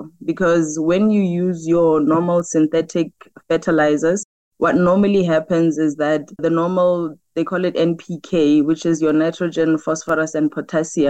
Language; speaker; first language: English; non-native, local second language; Tswana